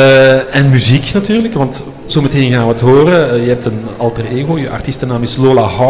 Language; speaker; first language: Dutch; native; Dutch